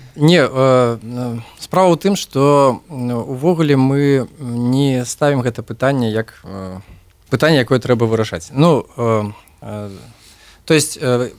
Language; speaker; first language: Belarusian; non-native, local second language; Russian